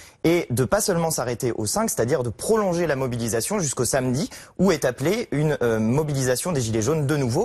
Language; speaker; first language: French; native; French